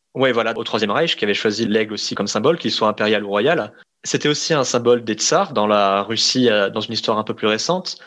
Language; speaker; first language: French; native; French